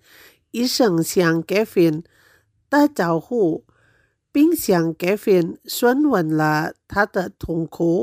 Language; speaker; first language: Chinese; non-native, fluent; Indonesian